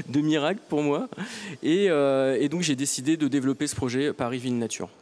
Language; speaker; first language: French; native; French